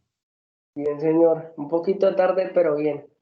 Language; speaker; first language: Spanish; native; Spanish